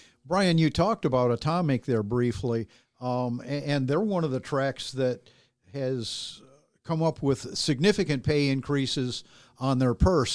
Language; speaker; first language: English; native; English